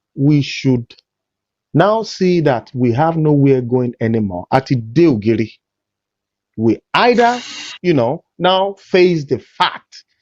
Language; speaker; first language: English; non-native, local second language; Yoruba